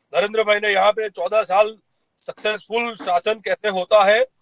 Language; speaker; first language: Hindi; non-native, local second language; Gujarati